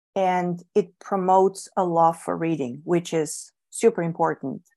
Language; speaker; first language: English; non-native, fluent; Bulgarian